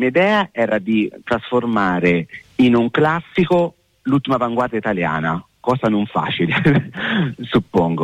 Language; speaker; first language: Italian; native; Italian